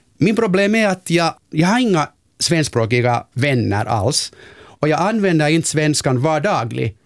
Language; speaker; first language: Swedish; non-native, local second language; Finnish